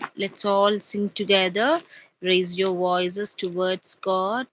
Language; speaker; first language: English; non-native, local second language; Telugu